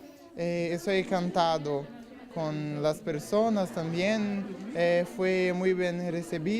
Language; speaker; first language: Spanish; non-native, learner; Portuguese